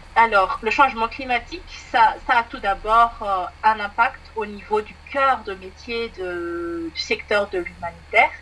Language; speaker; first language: French; non-native, local second language; Malagasy